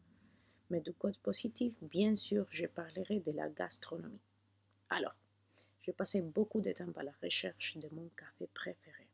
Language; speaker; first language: French; non-native, fluent; Spanish